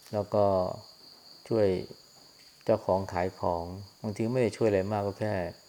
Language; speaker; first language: Thai; native; Thai